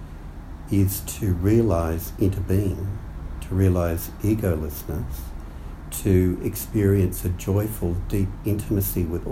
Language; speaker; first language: English; native; English